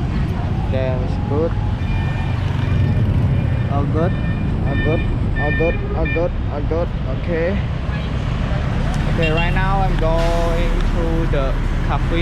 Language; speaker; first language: English; non-native, learner; Khmer